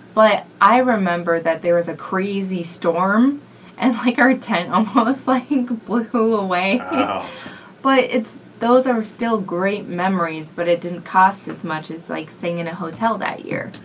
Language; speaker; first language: English; native; English